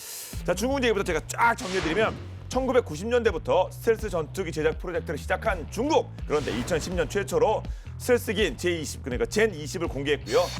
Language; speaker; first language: Korean; native; Korean